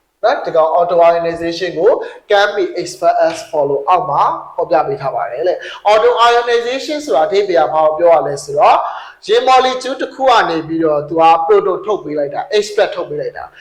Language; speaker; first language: English; non-native, learner; Burmese